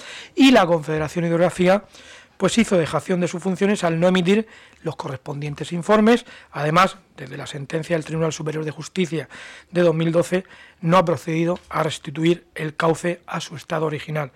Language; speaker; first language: Spanish; native; Spanish